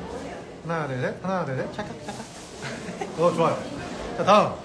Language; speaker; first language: Korean; native; Korean